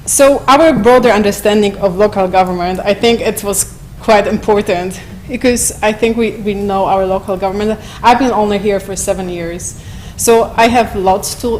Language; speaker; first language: English; non-native, fluent; Polish